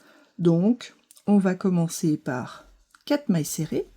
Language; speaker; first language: French; native; French